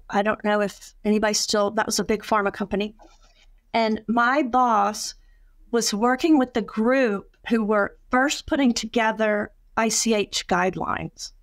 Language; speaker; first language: English; native; English